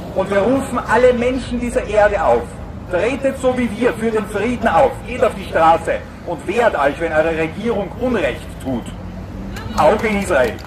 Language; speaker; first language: German; native; German